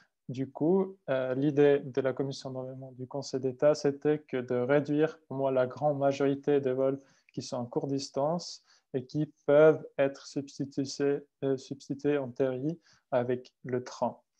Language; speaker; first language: French; non-native, fluent; Swiss German